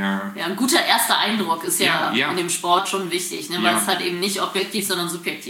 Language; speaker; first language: German; native; German